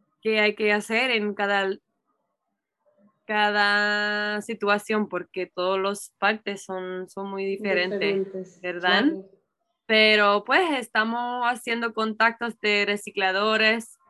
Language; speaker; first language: Spanish; non-native, learner; English